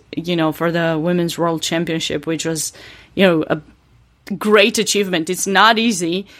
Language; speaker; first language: English; non-native, fluent; Romanian